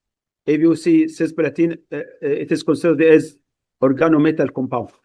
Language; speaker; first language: English; non-native, fluent; Arabic